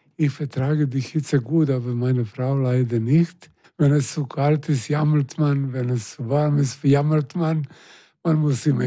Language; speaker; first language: German; non-native, fluent; Serbian